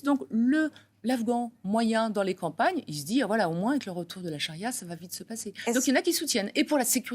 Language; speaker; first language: French; native; French